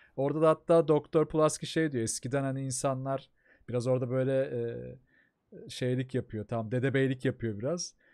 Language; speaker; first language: Turkish; native; Turkish